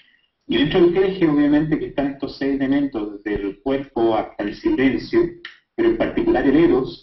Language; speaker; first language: Spanish; native; Spanish